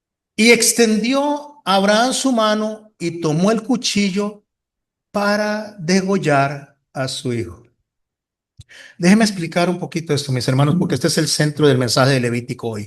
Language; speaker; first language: Spanish; native; Spanish